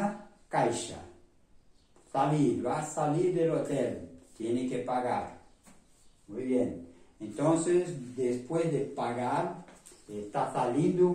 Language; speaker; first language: Spanish; non-native, fluent; Portuguese